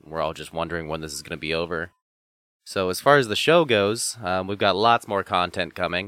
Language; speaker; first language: English; native; English